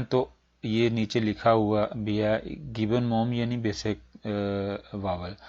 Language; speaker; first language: Urdu; native; Urdu